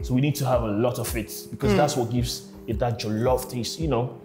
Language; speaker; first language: English; non-native, local second language; Yoruba